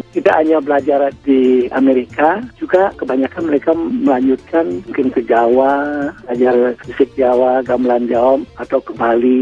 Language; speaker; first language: Indonesian; non-native, local second language; Balinese